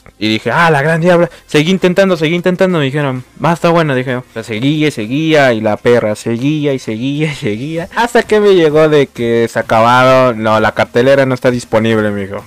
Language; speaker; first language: Spanish; native; Spanish